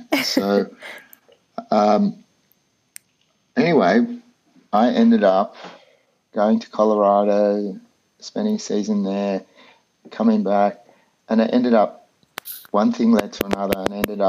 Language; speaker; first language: English; native; English